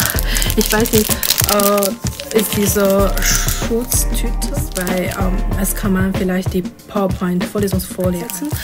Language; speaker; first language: German; non-native, learner; Chinese